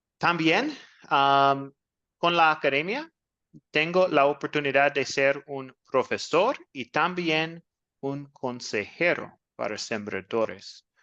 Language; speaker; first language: Spanish; non-native, learner; English